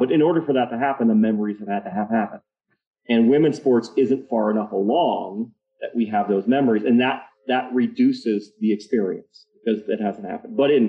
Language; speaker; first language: English; native; English